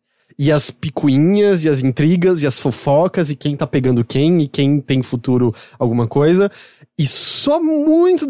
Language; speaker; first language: Portuguese; native; Portuguese